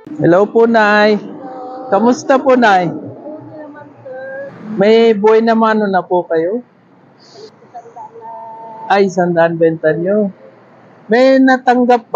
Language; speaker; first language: Filipino; non-native, learner; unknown